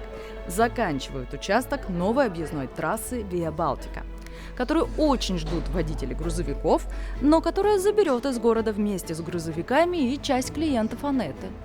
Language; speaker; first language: Russian; native; Russian